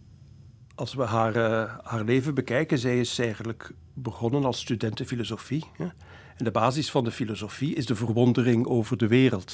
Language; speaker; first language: Dutch; native; Dutch